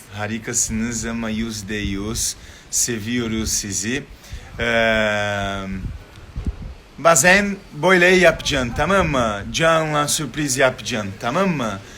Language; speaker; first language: Turkish; non-native, learner; Portuguese